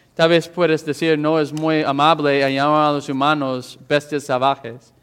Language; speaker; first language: Spanish; non-native, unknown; English